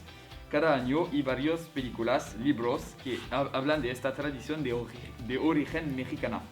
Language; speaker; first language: Spanish; non-native, learner; French